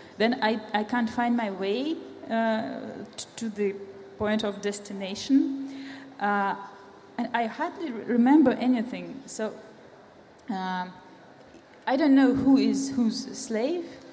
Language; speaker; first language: English; non-native, fluent; Russian